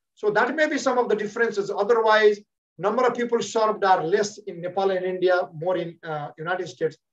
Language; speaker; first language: English; non-native, local second language; Nepali